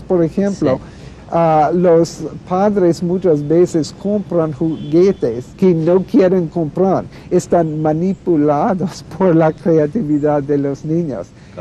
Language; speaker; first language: Spanish; non-native, fluent; English